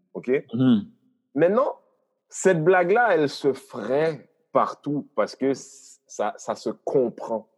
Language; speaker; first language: French; early bilingual, other home language; Haitian Creole